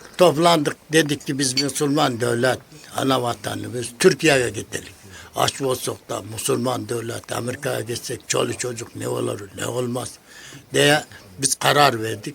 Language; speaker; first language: Turkish; non-native, learner; Kyrgyz